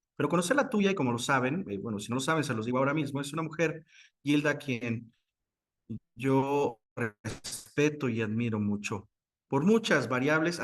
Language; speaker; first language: Spanish; native; Spanish